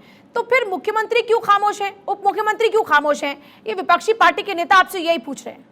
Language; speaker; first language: Hindi; native; Hindi